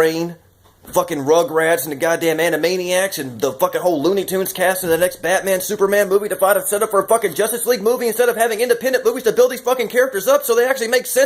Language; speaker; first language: English; native; English